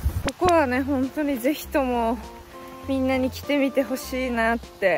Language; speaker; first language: Japanese; native; Japanese